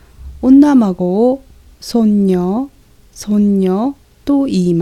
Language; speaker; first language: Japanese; non-native, fluent; Korean